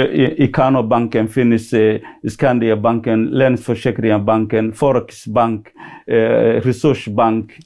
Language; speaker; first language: Swedish; non-native, fluent; Somali